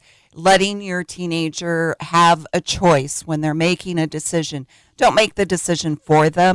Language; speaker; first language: English; native; English